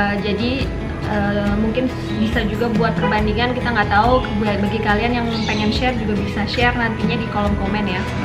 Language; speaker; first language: Indonesian; native; Indonesian